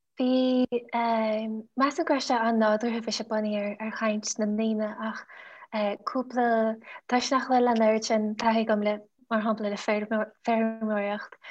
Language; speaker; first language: Irish; non-native, local second language; English